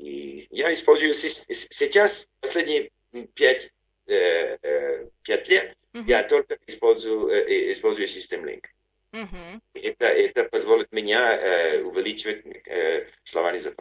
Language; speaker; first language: Russian; non-native, learner; English